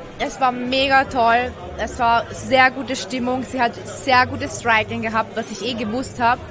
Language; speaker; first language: German; early bilingual, other home language; Persian